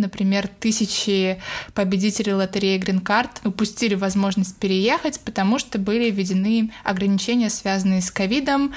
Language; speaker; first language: Russian; native; Russian